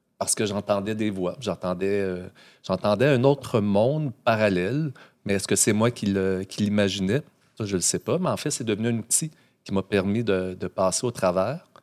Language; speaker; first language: French; native; French